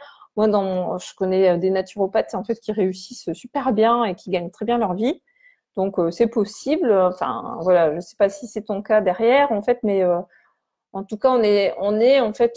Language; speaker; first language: French; native; French